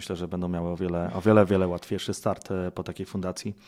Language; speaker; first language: Polish; native; Polish